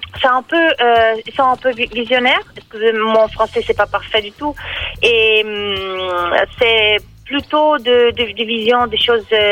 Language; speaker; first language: French; non-native, learner; Italian